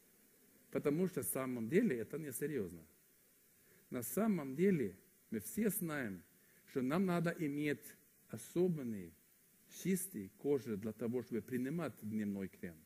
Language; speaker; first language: Russian; non-native, fluent; Swedish